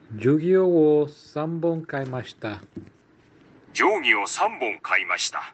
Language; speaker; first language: Japanese; non-native, learner; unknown